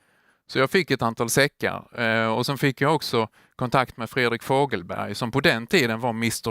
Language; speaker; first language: Swedish; native; Swedish